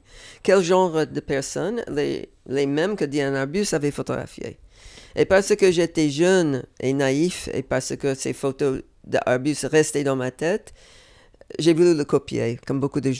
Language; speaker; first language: French; non-native, fluent; English